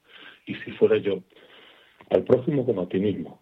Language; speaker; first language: Spanish; native; Spanish